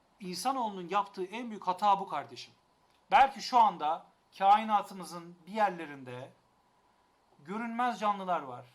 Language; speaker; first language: Turkish; native; Turkish